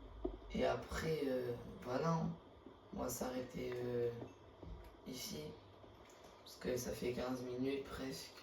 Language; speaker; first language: French; native; French